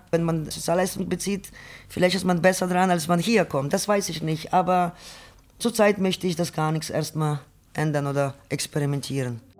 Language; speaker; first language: German; non-native, fluent; Ukrainian